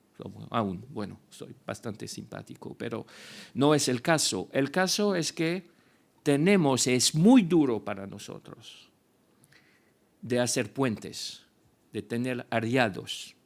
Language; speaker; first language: Spanish; non-native, fluent; French